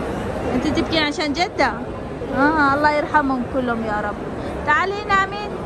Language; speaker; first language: Arabic; non-native, fluent; Urdu